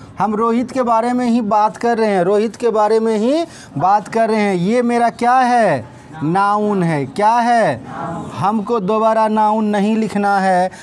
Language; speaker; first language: Hindi; native; Hindi